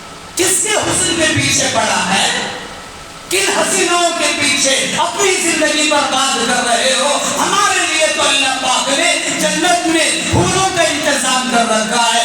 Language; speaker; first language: Urdu; native; Urdu